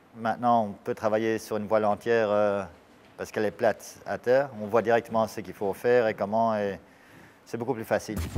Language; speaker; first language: French; native; French